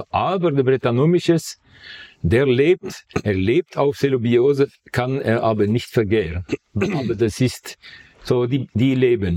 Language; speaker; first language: German; non-native, fluent; Dutch